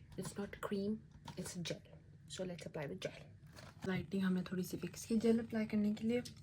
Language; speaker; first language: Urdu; non-native, local second language; Punjabi